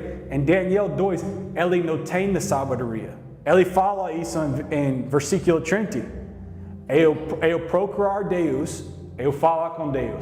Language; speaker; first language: Portuguese; non-native, learner; English